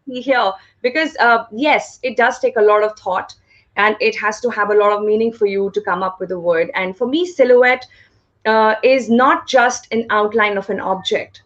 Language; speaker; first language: English; non-native, local second language; Hindi